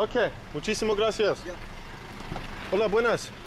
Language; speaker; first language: Spanish; non-native, learner; English